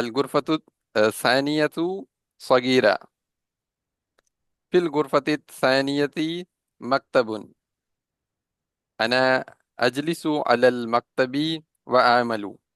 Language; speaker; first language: Arabic; non-native, learner; Urdu